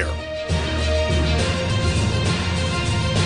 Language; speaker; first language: English; native; English